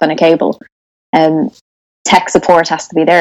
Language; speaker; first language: English; native; English